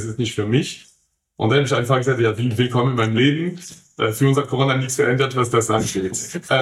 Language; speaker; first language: German; non-native, fluent; French